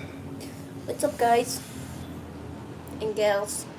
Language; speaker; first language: English; native; English